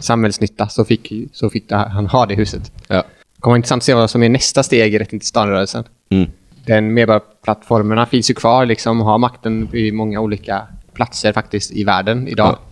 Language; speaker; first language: Swedish; native; Swedish